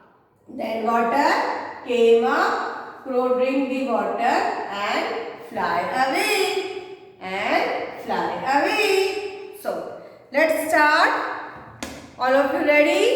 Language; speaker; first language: English; non-native, local second language; Hindi